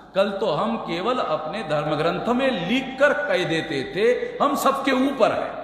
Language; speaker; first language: Hindi; non-native, local second language; Marathi